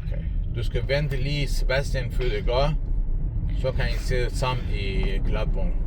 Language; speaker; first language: Danish; non-native, learner; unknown